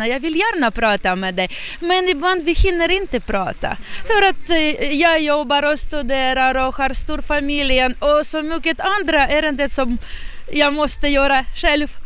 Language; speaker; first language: Swedish; non-native, learner; Ukrainian